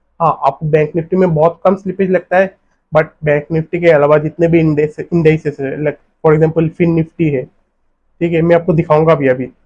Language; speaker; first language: Hindi; non-native, local second language; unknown